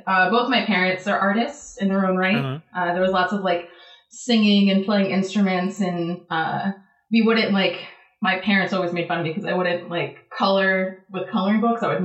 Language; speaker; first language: English; native; English